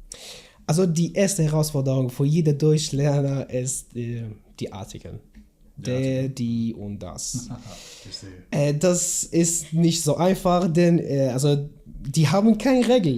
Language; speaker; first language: German; non-native, learner; Kurdish